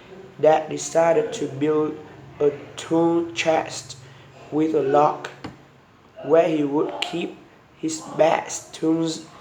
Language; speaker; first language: English; non-native, learner; Vietnamese